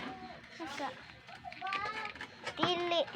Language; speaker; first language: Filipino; non-native, local second language; Cebuano